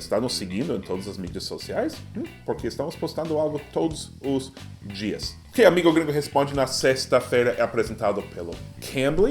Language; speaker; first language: Portuguese; non-native, fluent; English